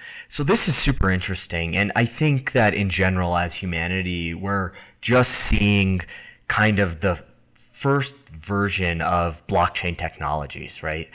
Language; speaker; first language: English; native; English